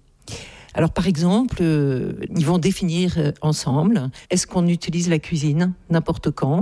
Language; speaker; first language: French; native; French